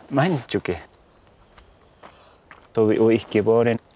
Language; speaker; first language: German; non-native, learner; Sherpa